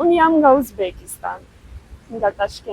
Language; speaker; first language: Albanian; non-native, learner; Russian